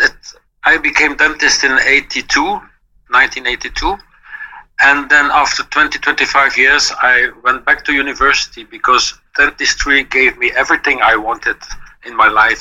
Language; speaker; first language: English; non-native, fluent; Dutch